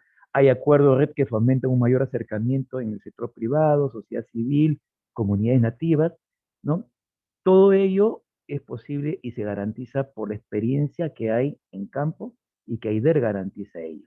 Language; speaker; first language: Spanish; native; Spanish